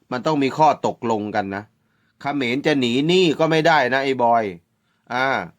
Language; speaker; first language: Thai; native; Thai